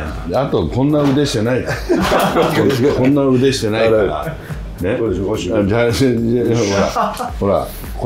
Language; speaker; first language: Japanese; native; Japanese